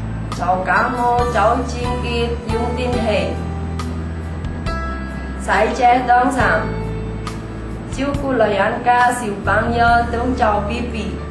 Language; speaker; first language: Cantonese; non-native, learner; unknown